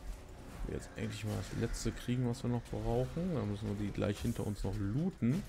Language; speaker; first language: German; native; German